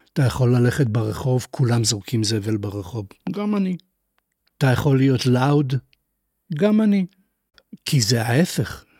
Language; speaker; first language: Hebrew; non-native, fluent; Polish